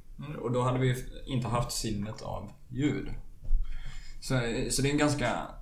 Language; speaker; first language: Swedish; native; Swedish